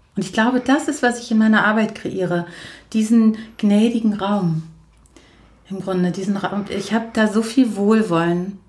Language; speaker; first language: German; native; German